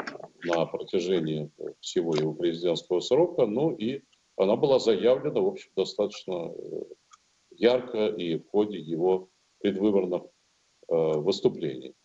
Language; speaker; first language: Russian; native; Russian